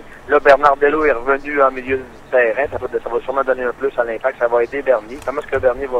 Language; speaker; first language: French; native; French